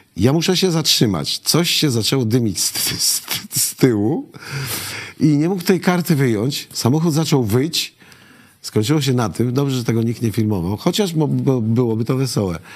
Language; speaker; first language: Polish; native; Polish